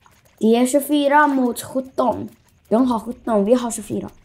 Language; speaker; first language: Swedish; early bilingual, other home language; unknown